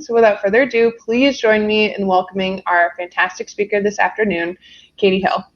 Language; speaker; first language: English; native; English